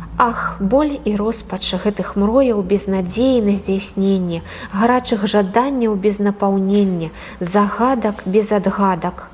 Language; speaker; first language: Belarusian; native; Belarusian